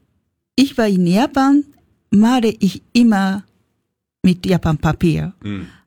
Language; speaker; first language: German; non-native, learner; Japanese